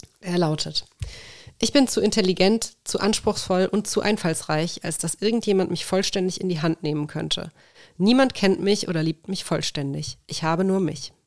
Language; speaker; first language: German; native; German